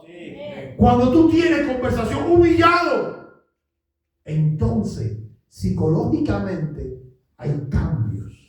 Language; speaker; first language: Spanish; native; Spanish